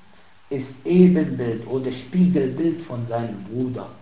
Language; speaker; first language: German; non-native, fluent; Arabic